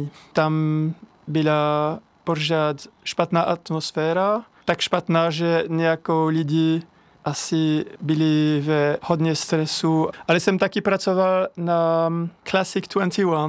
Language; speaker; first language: Czech; non-native, fluent; French